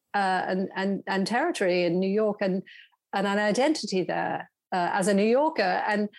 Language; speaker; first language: English; native; English